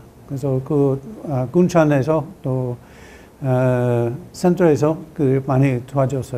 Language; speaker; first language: Korean; non-native, learner; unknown